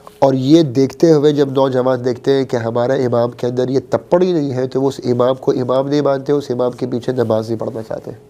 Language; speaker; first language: Urdu; early bilingual, heritage; Urdu